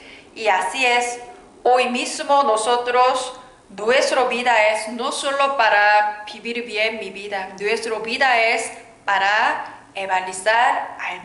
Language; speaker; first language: Spanish; non-native, learner; Korean